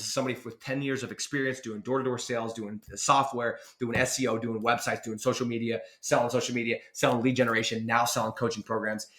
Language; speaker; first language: English; native; English